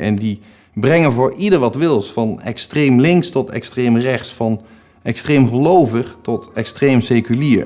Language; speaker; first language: Dutch; native; Dutch